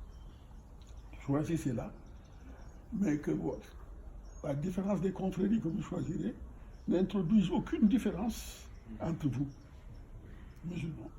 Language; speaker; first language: French; non-native, local second language; Fula